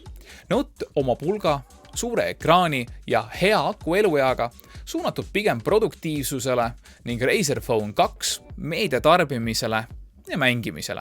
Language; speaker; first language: Estonian; native; Estonian